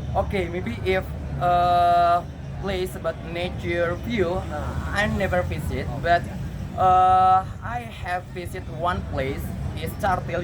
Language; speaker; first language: English; non-native, learner; Indonesian